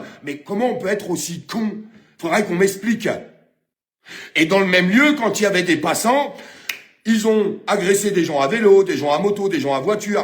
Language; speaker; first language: French; native; French